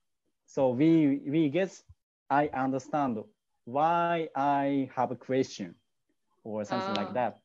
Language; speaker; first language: English; non-native, learner; Japanese